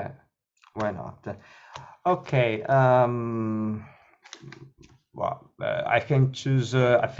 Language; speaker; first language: English; non-native, learner; Italian